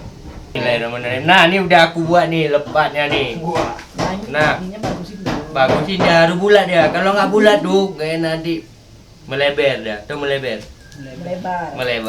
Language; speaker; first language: Indonesian; native; Indonesian